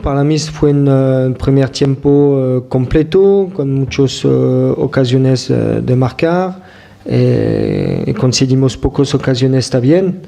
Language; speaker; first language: Spanish; non-native, fluent; French